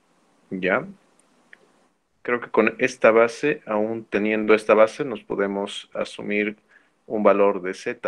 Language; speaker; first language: Spanish; native; Spanish